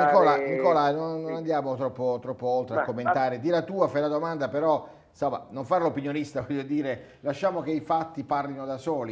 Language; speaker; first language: Italian; native; Italian